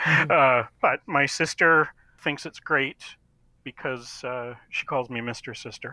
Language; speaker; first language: English; native; English